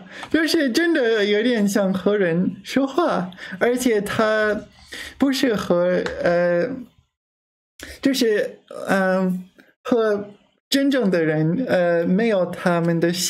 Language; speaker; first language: Chinese; non-native, learner; English